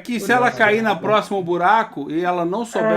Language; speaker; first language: Portuguese; native; Portuguese